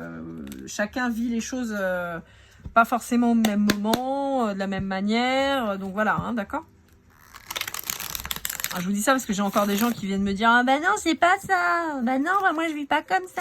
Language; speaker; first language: French; native; French